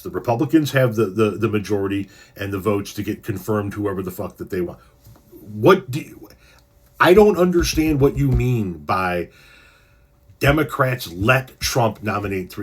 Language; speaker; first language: English; native; English